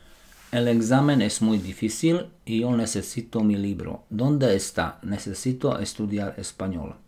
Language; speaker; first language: Spanish; non-native, learner; Slovak